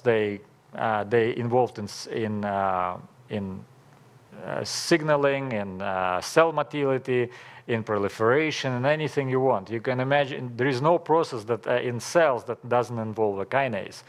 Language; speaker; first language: English; non-native, fluent; Russian